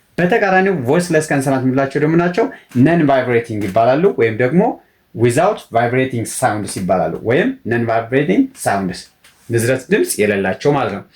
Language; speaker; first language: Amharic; native; Amharic